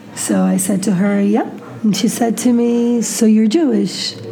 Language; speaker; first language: English; non-native, fluent; Hebrew